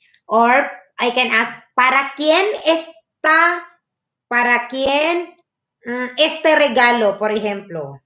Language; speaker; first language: Spanish; non-native, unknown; Filipino